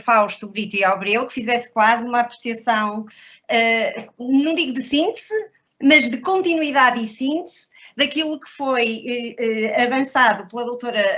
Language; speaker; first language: Portuguese; native; Portuguese